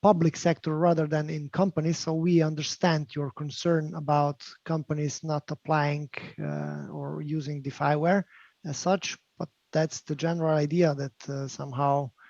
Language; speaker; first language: English; non-native, fluent; Slovenian